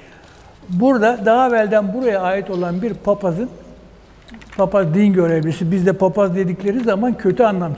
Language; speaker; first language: Turkish; native; Turkish